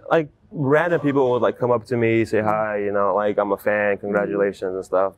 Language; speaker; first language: English; native; English